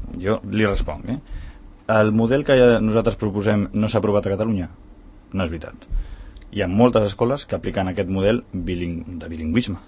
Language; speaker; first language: Catalan; non-native, local second language; Spanish